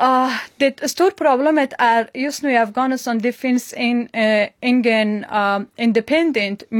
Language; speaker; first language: Swedish; non-native, learner; Persian